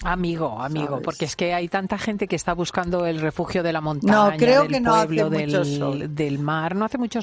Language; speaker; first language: Spanish; native; Spanish